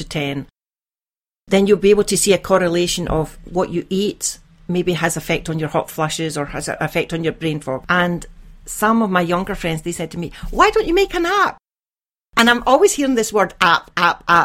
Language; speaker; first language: English; native; English